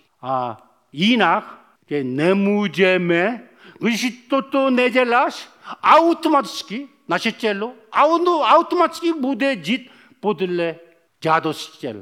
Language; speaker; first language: Czech; non-native, fluent; Korean